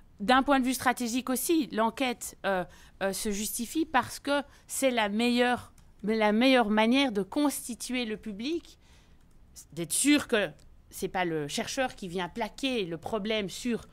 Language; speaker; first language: French; native; French